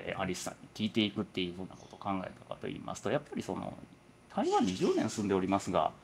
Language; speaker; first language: Japanese; native; Japanese